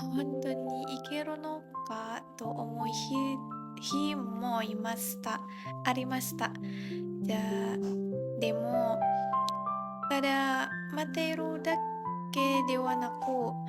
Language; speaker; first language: Japanese; non-native, learner; Indonesian